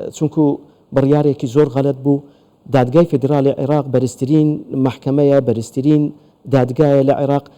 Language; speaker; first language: Central Kurdish; non-native, local second language; Turkish